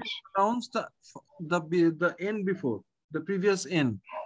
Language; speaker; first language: English; non-native, local second language; Bangla